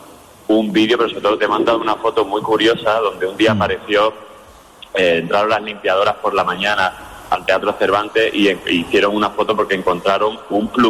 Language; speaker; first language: Spanish; native; Spanish